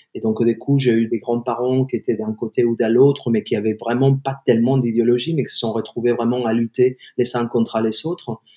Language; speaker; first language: French; non-native, fluent; Spanish